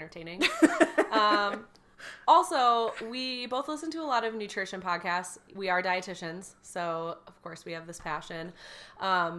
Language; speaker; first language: English; native; English